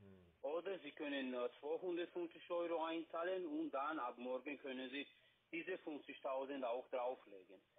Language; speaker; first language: German; non-native, fluent; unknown